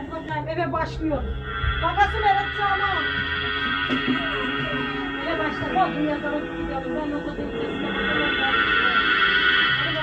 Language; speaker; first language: Turkish; native; Turkish